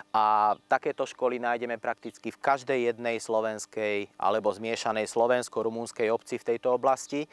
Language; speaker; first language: Slovak; native; Slovak